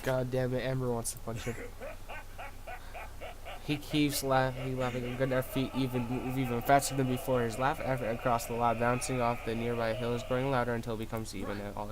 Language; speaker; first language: English; native; English